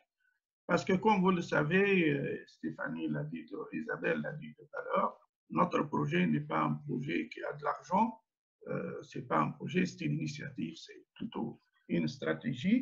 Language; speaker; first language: French; non-native, local second language; Arabic